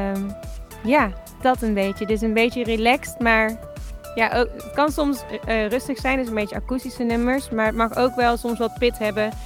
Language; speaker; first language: Dutch; native; Dutch